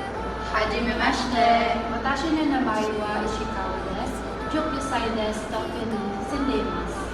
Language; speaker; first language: Japanese; non-native, learner; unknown